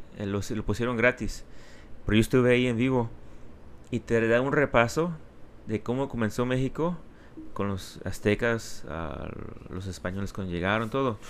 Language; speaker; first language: Spanish; early bilingual, heritage; Spanish